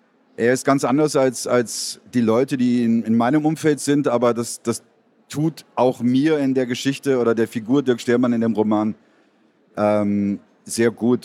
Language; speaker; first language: German; native; German